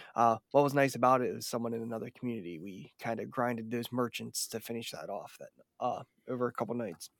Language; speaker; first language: English; native; English